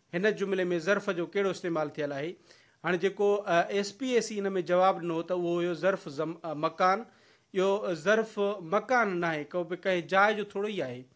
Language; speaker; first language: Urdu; non-native, local second language; Sindhi